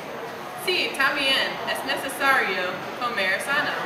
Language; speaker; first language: Spanish; non-native, learner; English